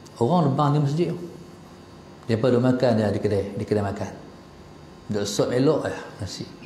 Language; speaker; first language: Malay; native; Malay